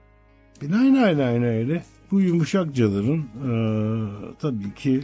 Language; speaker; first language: Turkish; native; Turkish